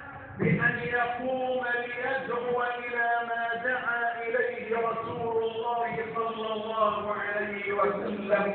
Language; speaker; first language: Arabic; native; Arabic